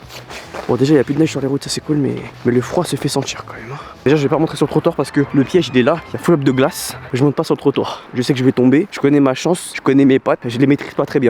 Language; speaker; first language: French; native; French